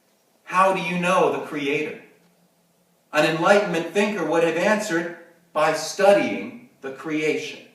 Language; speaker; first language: English; native; English